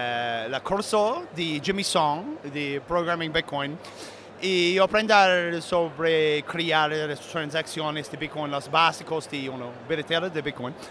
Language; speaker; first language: Spanish; non-native, learner; English